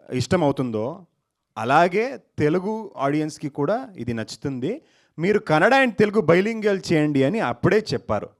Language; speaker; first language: Telugu; non-native, learner; Kannada